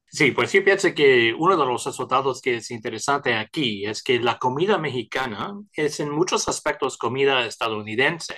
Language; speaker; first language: Spanish; early bilingual, heritage; Spanish